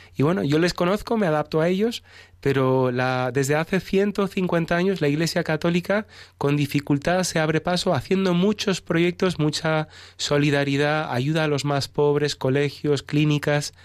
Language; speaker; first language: Spanish; native; Spanish